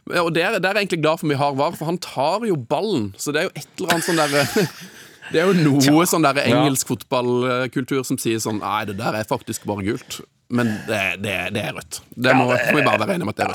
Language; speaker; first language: Norwegian; native; Norwegian